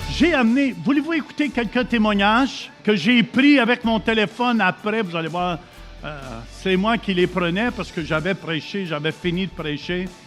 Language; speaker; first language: French; native; French